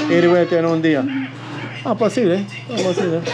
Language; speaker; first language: Spanish; non-native, learner; English